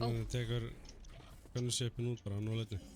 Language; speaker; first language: Icelandic; native; Icelandic